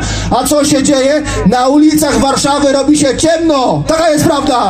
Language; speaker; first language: Polish; native; Polish